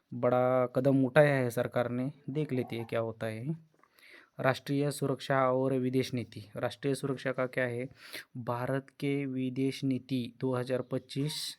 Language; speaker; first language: Hindi; non-native, local second language; Marathi